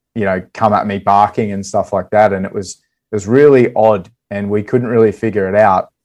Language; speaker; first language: English; native; English